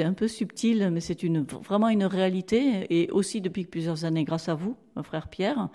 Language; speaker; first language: French; native; French